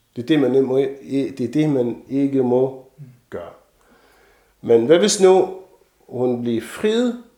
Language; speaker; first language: Danish; non-native, fluent; Arabic